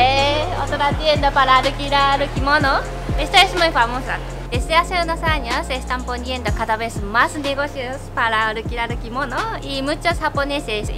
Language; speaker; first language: Spanish; non-native, learner; Japanese